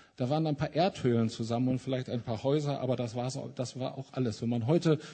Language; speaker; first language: German; native; German